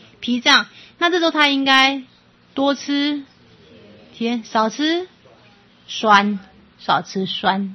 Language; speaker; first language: Chinese; native; Chinese